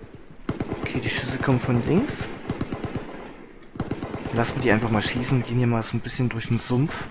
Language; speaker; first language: German; native; German